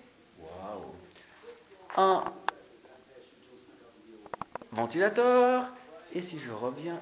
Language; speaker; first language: French; native; French